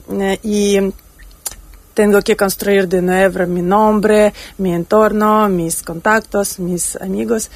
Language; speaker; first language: Spanish; non-native, learner; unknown